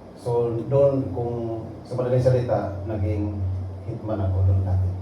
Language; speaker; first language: Filipino; non-native, local second language; Cebuano